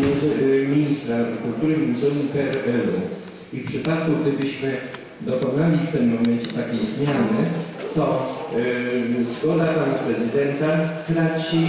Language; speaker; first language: Polish; native; Polish